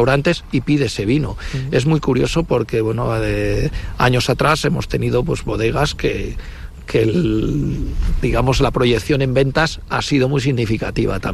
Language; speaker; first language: Spanish; native; Spanish